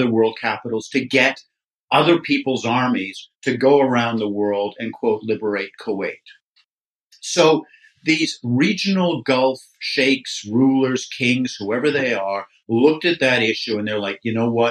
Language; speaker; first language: English; native; English